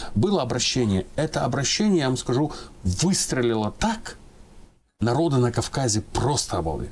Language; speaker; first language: Russian; non-native, local second language; Ingush